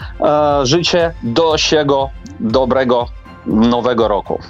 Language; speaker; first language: Polish; non-native, fluent; Ukrainian